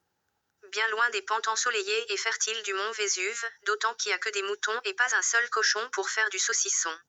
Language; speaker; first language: French; native; French